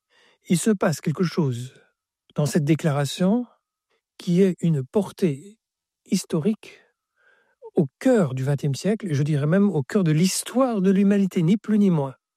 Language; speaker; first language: French; native; French